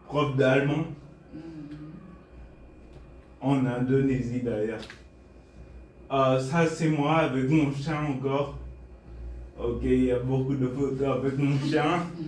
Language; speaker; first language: French; non-native, fluent; Bulgarian